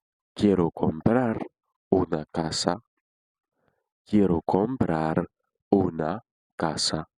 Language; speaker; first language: Spanish; non-native, fluent; Haitian Creole